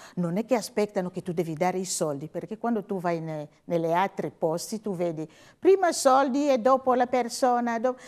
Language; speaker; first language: Italian; non-native, learner; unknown